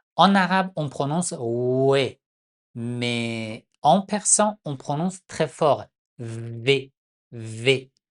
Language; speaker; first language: French; non-native, fluent; Persian